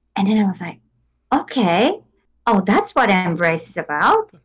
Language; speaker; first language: English; non-native, fluent; Japanese